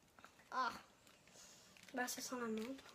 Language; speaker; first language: French; native; French